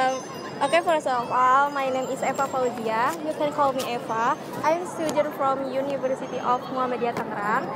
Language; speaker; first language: English; non-native, learner; Indonesian